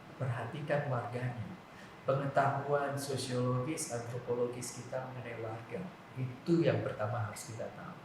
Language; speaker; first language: Indonesian; non-native, local second language; Javanese